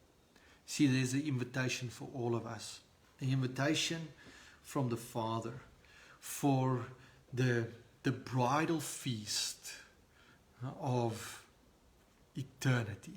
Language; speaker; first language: English; non-native, local second language; Afrikaans